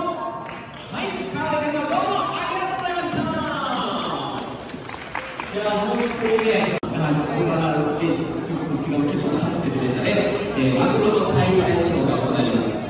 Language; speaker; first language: Japanese; native; Japanese